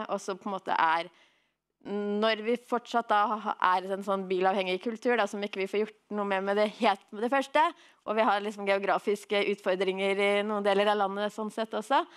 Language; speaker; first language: Norwegian; native; Norwegian